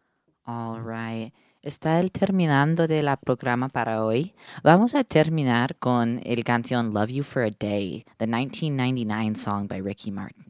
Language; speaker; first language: Spanish; non-native, learner; English